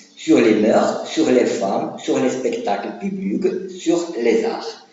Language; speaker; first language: French; non-native, local second language; Arabic